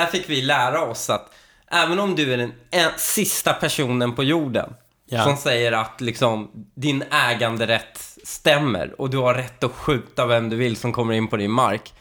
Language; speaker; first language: Swedish; native; Swedish